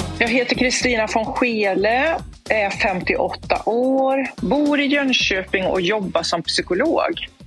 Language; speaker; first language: Swedish; native; Swedish